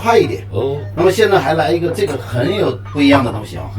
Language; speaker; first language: Chinese; native; Chinese